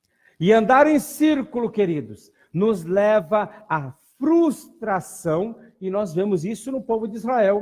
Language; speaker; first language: Portuguese; native; Portuguese